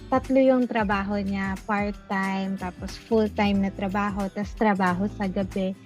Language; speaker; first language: Filipino; native; Filipino